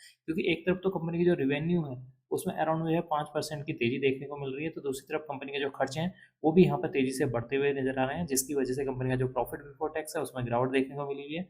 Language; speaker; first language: Hindi; native; Hindi